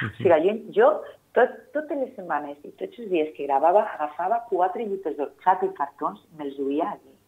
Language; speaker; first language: Catalan; non-native, local second language; Spanish